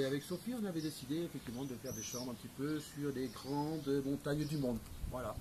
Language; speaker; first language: French; native; French